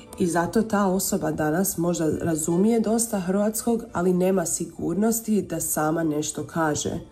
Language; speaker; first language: Croatian; early bilingual, heritage; Croatian